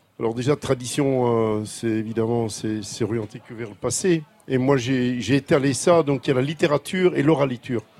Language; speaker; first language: French; non-native, fluent; Dutch